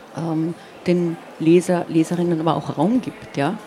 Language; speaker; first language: German; non-native, local second language; Slovenian